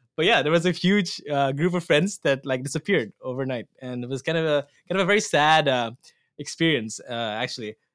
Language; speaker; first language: English; non-native, local second language; Assamese